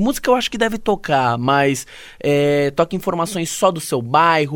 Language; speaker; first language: Portuguese; native; Portuguese